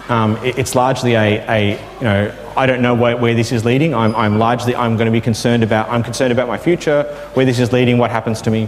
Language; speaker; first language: English; native; English